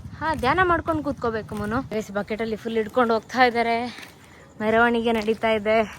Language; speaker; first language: Kannada; native; Kannada